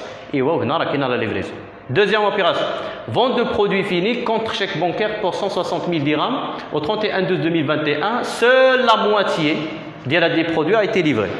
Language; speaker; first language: French; non-native, local second language; Arabic